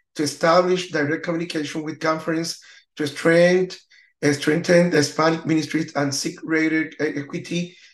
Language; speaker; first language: English; non-native, learner; Spanish